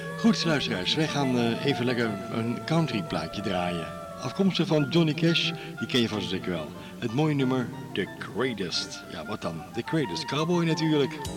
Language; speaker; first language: Dutch; native; Dutch